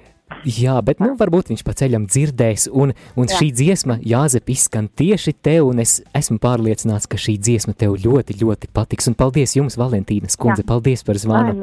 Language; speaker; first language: Latvian; native; Latvian